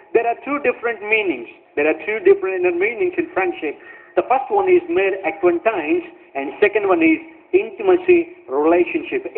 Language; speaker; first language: English; non-native, local second language; Telugu